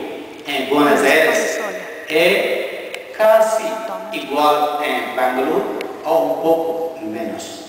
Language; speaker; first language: Spanish; non-native, fluent; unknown